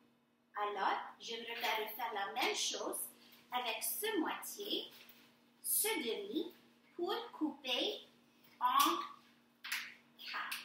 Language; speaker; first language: French; non-native, fluent; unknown